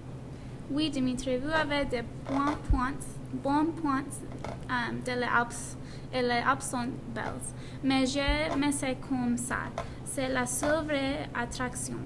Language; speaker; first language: French; non-native, learner; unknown